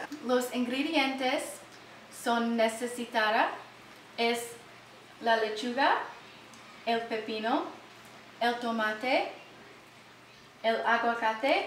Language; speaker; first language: Spanish; non-native, learner; English